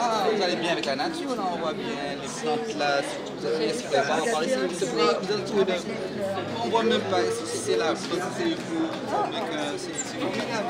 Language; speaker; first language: French; native; French